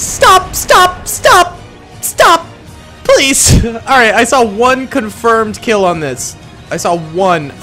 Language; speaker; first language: English; native; English